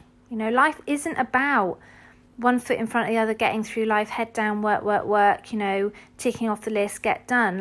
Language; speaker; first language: English; native; English